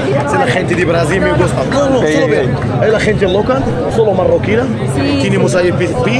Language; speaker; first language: Spanish; non-native, learner; Arabic